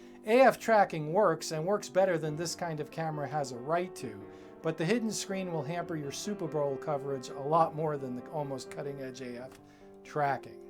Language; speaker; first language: English; native; English